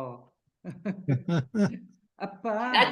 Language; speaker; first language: Hebrew; non-native, learner; French